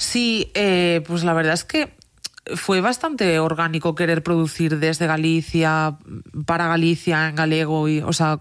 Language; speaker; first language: Spanish; native; Spanish